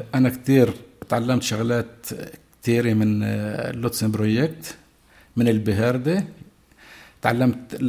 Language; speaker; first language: Arabic; native; Arabic